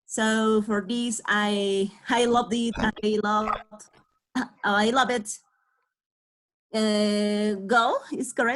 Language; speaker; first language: English; non-native, learner; Spanish